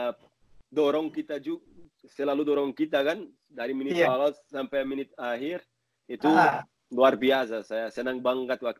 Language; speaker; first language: Indonesian; non-native, learner; Portuguese